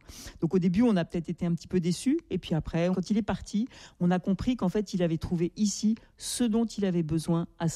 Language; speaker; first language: French; native; French